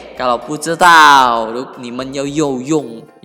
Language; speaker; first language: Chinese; non-native, fluent; Indonesian